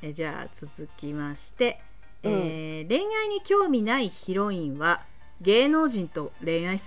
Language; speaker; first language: Japanese; native; Japanese